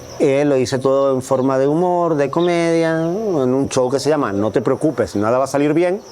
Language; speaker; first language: Spanish; native; Spanish